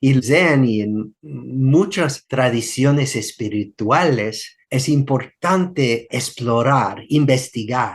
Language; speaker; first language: Spanish; non-native, fluent; English